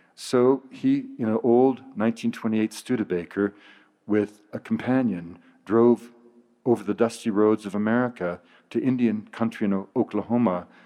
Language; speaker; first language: English; native; English